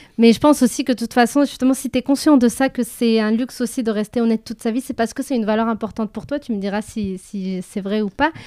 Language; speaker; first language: French; native; French